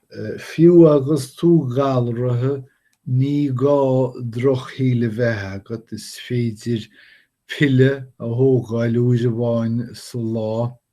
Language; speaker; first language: Irish; non-native, fluent; English